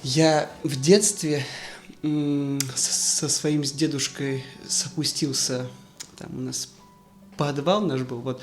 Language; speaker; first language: Russian; native; Russian